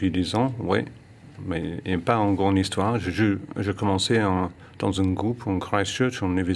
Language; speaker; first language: French; non-native, learner; English